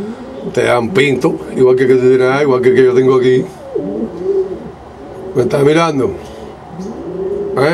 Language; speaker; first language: Spanish; native; Spanish